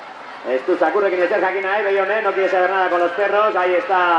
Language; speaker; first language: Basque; native; Basque